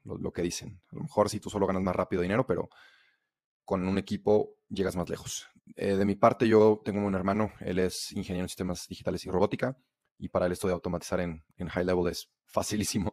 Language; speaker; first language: Spanish; native; Spanish